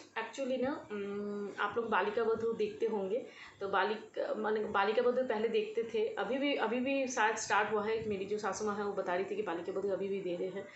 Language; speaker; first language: Hindi; non-native, local second language; Bangla